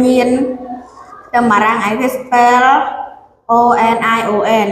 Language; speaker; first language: English; non-native, learner; Khmer